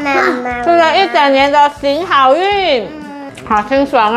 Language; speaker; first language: Chinese; native; Chinese